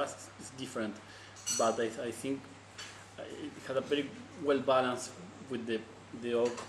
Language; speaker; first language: English; non-native, learner; Spanish